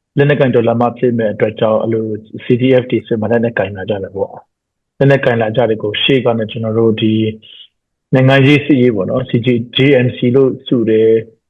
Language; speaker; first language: Burmese; non-native, local second language; Hakha Chin